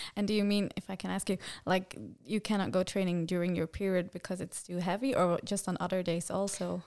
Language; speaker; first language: English; non-native, fluent; Dutch